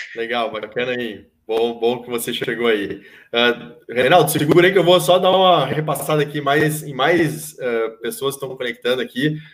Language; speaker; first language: Portuguese; native; Portuguese